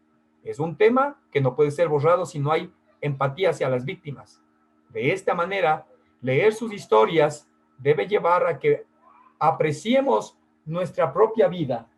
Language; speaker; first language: Spanish; native; Spanish